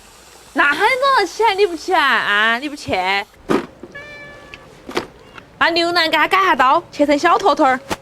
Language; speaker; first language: Chinese; native; Chinese